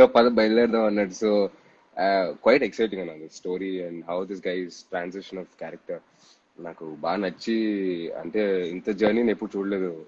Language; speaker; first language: Telugu; native; Telugu